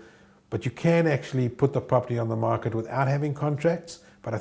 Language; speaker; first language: English; native; English